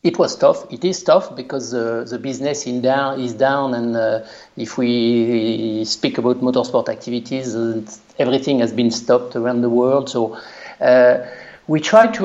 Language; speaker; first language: English; non-native, fluent; French